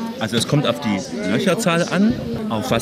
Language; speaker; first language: German; native; German